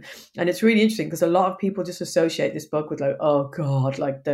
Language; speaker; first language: English; native; English